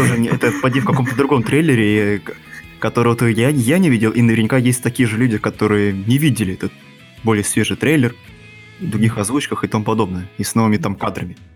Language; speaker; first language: Russian; native; Russian